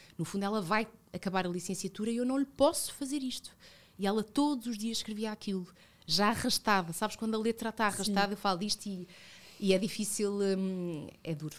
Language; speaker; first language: Portuguese; early bilingual, other home language; Spanish